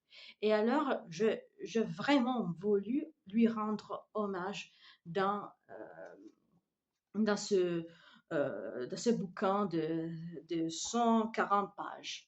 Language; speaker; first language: French; non-native, fluent; Italian